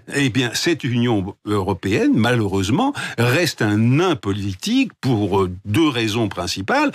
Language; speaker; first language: French; native; French